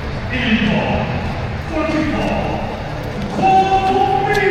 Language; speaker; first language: Korean; native; Korean